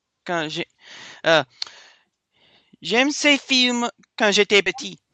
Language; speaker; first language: French; non-native, learner; English